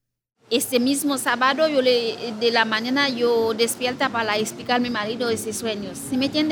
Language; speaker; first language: Spanish; non-native, learner; Haitian Creole